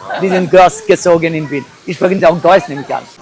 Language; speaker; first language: German; non-native, learner; Bangla